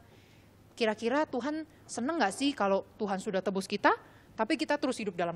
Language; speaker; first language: Indonesian; native; Indonesian